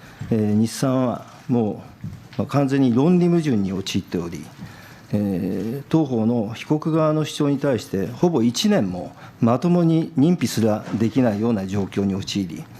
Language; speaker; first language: Japanese; native; Japanese